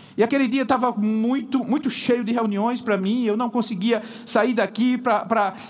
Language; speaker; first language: Portuguese; native; Portuguese